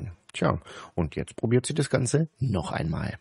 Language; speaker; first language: German; native; German